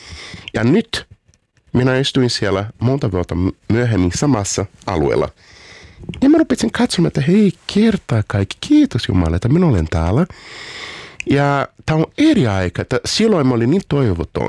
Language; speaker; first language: Finnish; non-native, learner; Portuguese